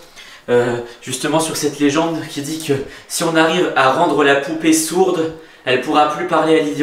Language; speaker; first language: French; native; French